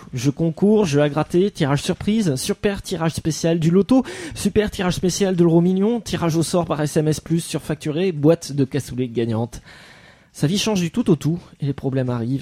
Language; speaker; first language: French; native; French